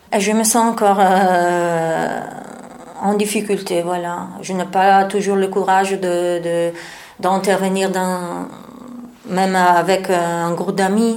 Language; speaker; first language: French; non-native, learner; Italian